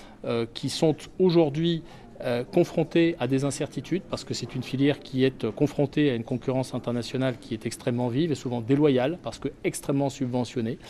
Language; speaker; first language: French; native; French